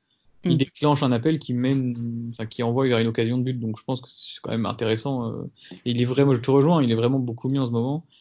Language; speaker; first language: French; native; French